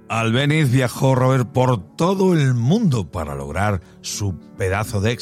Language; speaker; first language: Spanish; native; Spanish